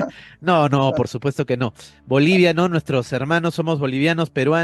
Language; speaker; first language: Spanish; native; Spanish